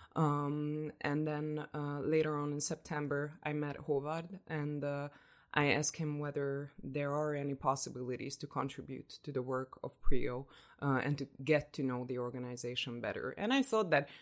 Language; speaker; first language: English; non-native, fluent; Hungarian